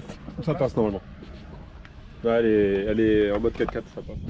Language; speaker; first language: French; native; French